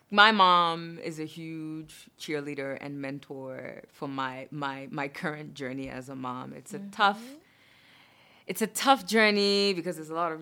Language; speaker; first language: English; non-native, fluent; French